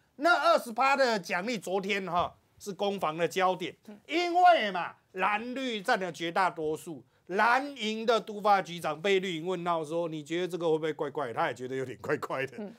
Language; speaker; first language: Chinese; native; Chinese